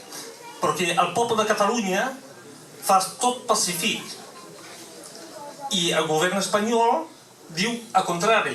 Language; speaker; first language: Catalan; non-native, local second language; French